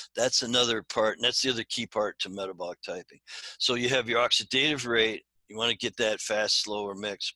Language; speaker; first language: English; native; English